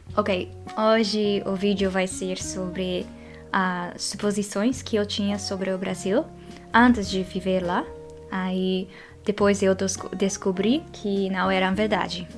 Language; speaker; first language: Portuguese; non-native, fluent; Dutch